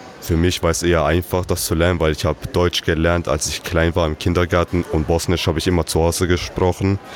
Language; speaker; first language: German; early bilingual, other home language; Bosnian